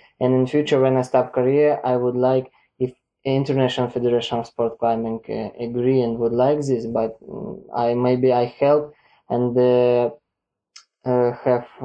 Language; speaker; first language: English; non-native, learner; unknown